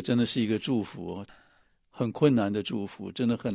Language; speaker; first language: Chinese; native; Chinese